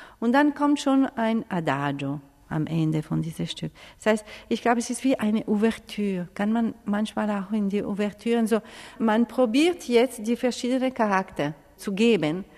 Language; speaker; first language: German; non-native, fluent; Italian